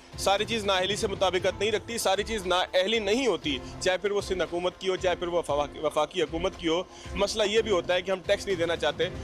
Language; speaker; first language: Urdu; native; Urdu